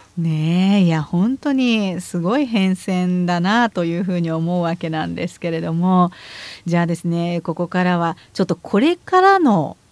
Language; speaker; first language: Japanese; native; Japanese